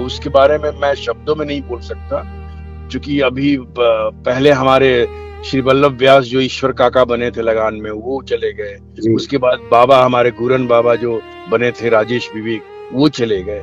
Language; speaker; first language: Hindi; native; Hindi